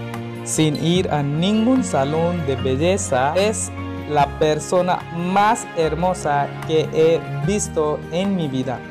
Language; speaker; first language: Spanish; non-native, learner; Hindi